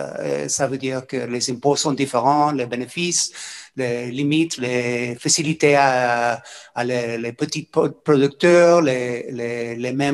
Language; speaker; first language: French; non-native, fluent; English